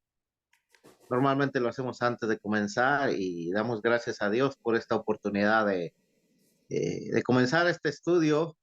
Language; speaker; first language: Spanish; native; Spanish